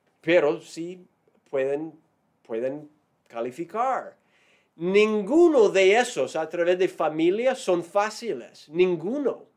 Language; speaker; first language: Spanish; non-native, fluent; English